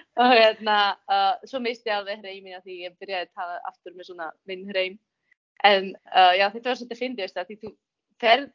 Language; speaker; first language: Icelandic; non-native, fluent; Czech